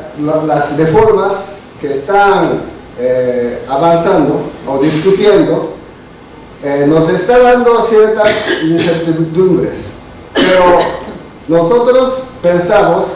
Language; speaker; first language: Spanish; non-native, fluent; Japanese